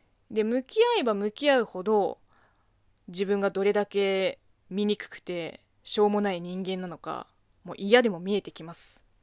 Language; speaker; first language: Japanese; non-native, fluent; Chinese